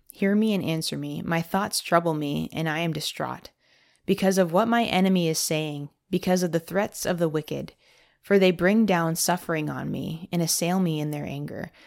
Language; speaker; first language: English; native; English